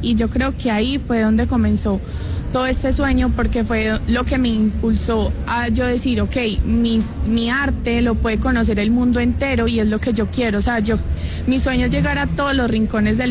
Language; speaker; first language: Spanish; native; Spanish